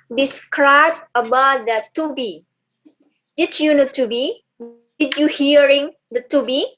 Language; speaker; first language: English; non-native, learner; Indonesian